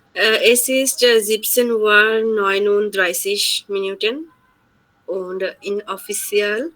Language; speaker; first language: German; non-native, learner; Bangla